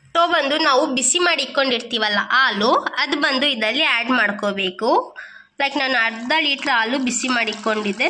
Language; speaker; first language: Kannada; non-native, local second language; Urdu